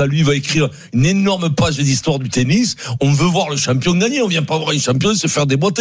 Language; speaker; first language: French; native; French